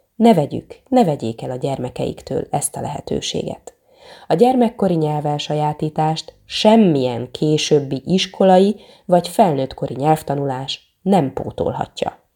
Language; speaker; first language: Hungarian; native; Hungarian